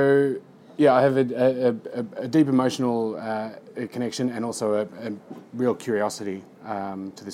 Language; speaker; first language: English; native; English